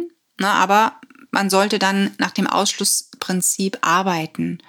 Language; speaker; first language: German; native; German